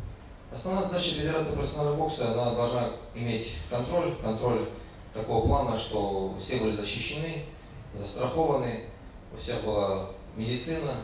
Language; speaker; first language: Russian; native; Russian